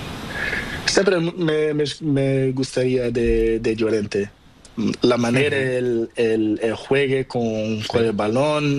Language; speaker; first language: Spanish; non-native, learner; Portuguese